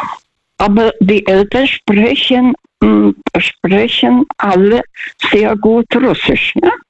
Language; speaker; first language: German; early bilingual, other home language; Russian